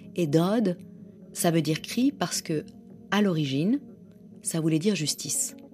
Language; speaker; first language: French; non-native, fluent; Persian